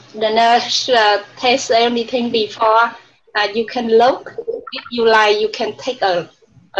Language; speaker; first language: English; non-native, learner; Vietnamese